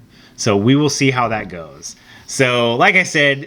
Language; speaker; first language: English; native; English